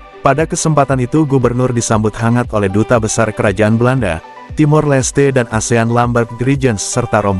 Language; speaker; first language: Indonesian; native; Indonesian